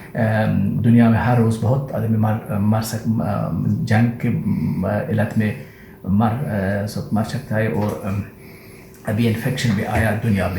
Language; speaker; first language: Hindi; non-native, learner; Persian